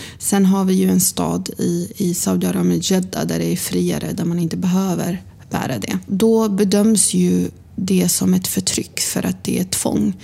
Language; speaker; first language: Swedish; early bilingual, other home language; Arabic